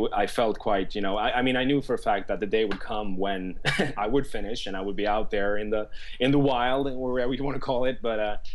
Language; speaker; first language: English; non-native, fluent; Swedish